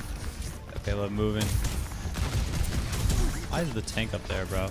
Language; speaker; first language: English; native; English